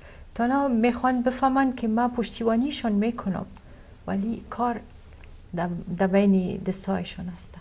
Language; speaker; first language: Persian; non-native, fluent; Arabic